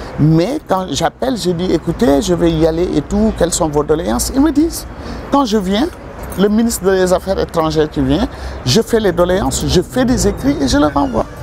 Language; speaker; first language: French; non-native, local second language; Wolof